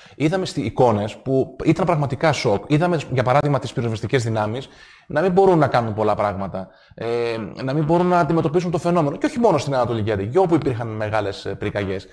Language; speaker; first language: Greek; native; Greek